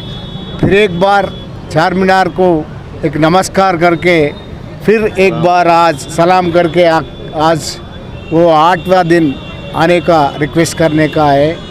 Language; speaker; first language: Hindi; non-native, local second language; Telugu